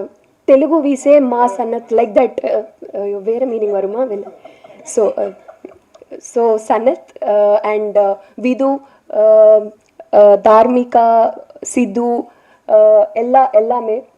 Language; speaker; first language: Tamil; non-native, learner; Telugu